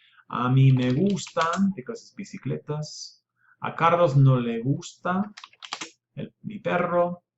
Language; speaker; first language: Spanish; non-native, fluent; English